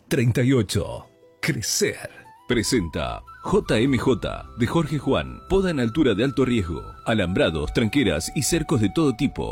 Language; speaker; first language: Spanish; native; Spanish